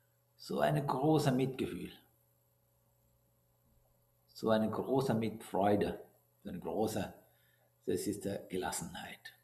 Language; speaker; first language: German; non-native, learner; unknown